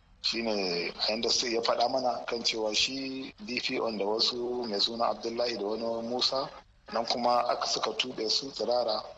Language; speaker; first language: Hausa; native; Hausa